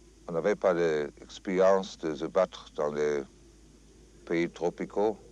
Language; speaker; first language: French; non-native, fluent; German